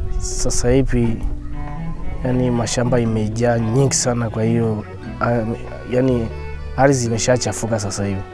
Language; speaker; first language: Swahili; non-native, local second language; Masai